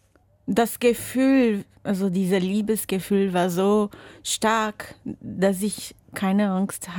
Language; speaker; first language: German; non-native, fluent; Portuguese